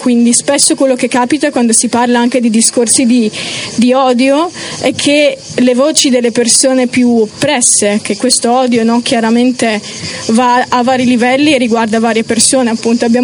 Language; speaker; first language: Italian; early bilingual, other home language; Romanian